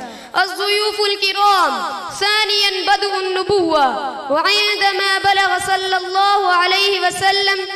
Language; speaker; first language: Arabic; non-native, learner; Urdu